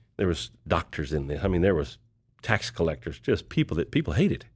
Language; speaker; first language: English; native; English